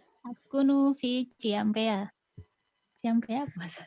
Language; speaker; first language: Arabic; non-native, learner; Indonesian